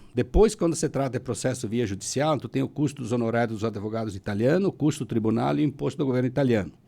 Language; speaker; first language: Portuguese; native; Portuguese